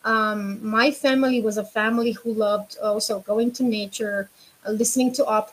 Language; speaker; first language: English; non-native, fluent; Romanian